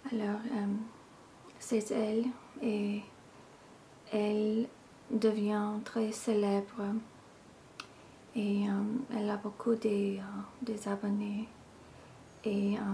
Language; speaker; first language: French; non-native, learner; English